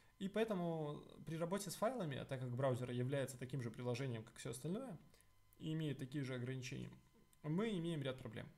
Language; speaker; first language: Russian; native; Russian